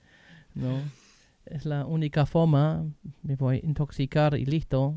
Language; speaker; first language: Spanish; non-native, learner; German